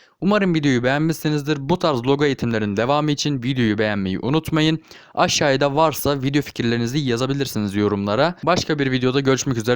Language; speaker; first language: Turkish; native; Turkish